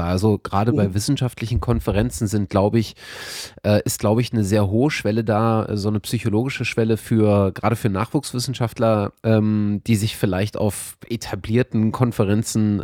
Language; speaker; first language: German; native; German